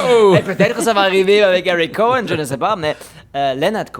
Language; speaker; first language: French; non-native, fluent; German